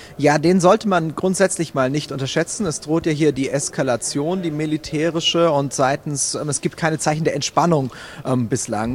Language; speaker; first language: German; native; German